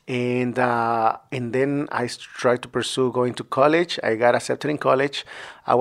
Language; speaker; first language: English; non-native, fluent; Spanish